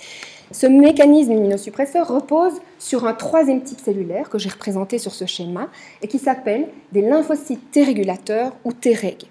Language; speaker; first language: French; native; French